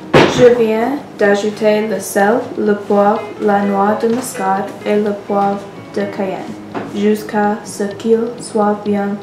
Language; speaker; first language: French; non-native, learner; English